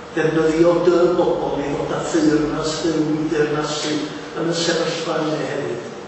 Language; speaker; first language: Welsh; native; Welsh